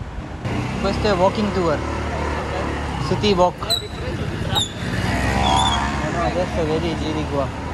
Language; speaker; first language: Italian; non-native, learner; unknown